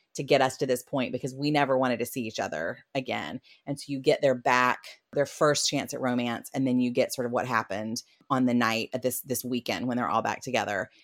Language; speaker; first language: English; native; English